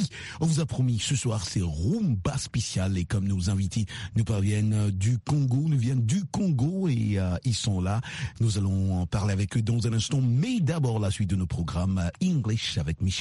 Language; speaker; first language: French; non-native, local second language; Lingala